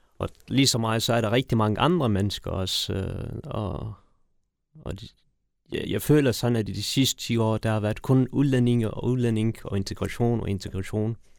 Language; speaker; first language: Danish; early bilingual, other home language; Persian